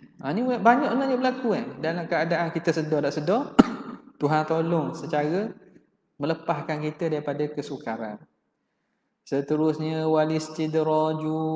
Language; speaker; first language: Malay; native; Malay